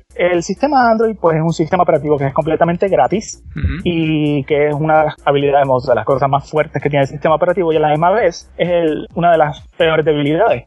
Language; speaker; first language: Spanish; native; Spanish